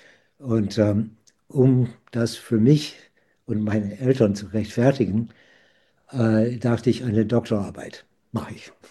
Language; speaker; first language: German; non-native, fluent; English